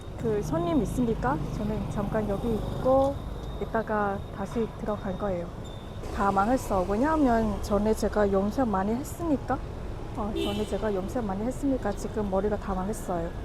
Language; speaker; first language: Korean; non-native, learner; Vietnamese